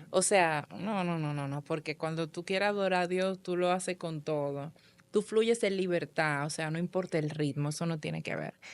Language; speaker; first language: Spanish; native; Spanish